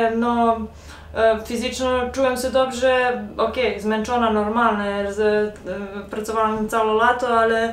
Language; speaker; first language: Polish; non-native, learner; Serbian